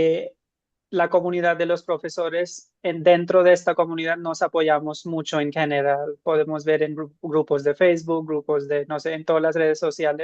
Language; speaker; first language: Spanish; non-native, fluent; Hindi